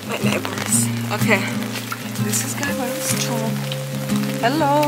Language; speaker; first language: English; non-native, learner; Russian